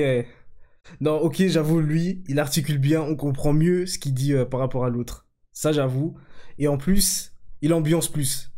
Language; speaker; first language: French; native; French